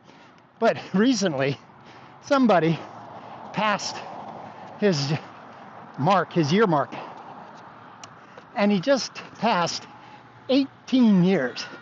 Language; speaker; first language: English; native; English